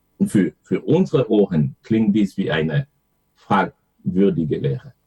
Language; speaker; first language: German; non-native, fluent; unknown